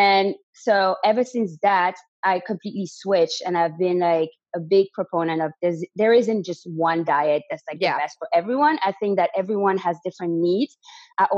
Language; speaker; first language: English; non-native, fluent; French